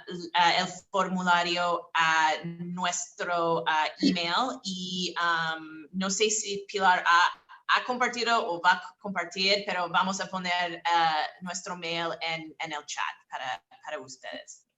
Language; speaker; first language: Spanish; non-native, fluent; English